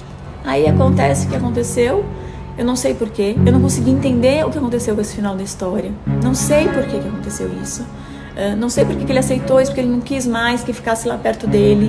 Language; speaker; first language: Portuguese; native; Portuguese